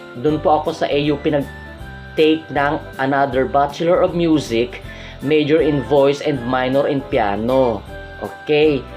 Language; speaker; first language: Filipino; non-native, local second language; Hiligaynon